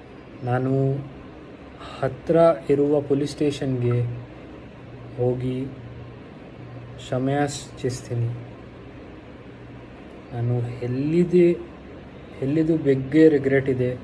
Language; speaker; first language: Kannada; non-native, local second language; Hindi